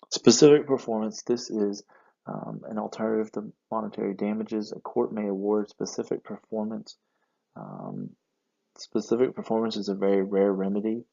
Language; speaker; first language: English; native; English